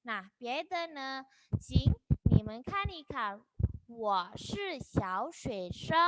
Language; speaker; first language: Chinese; non-native, fluent; Indonesian